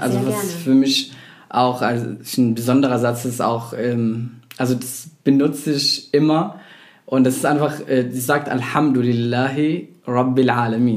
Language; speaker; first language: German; non-native, fluent; Arabic